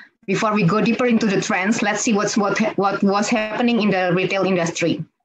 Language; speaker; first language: English; non-native, fluent; Indonesian